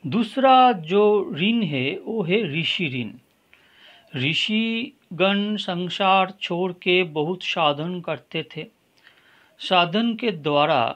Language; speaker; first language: Hindi; non-native, local second language; Bangla